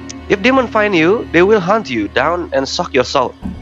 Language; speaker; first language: English; non-native, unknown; Indonesian